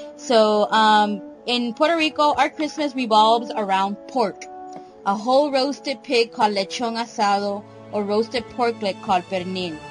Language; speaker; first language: English; non-native, local second language; Spanish